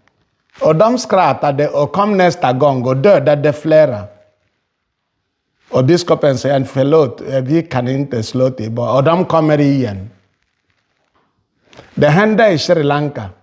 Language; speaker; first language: Swedish; non-native, fluent; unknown